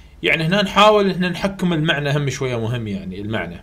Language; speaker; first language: Arabic; native; Arabic